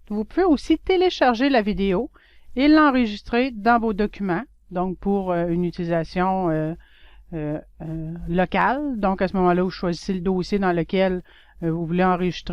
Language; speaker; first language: French; native; French